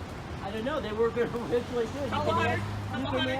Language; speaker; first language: English; native; English